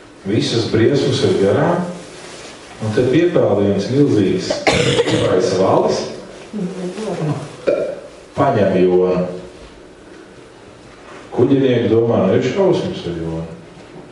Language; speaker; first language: Latvian; native; Latvian